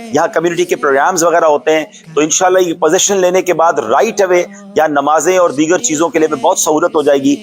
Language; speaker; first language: Urdu; native; Urdu